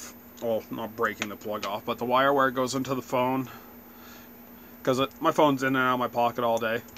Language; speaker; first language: English; native; English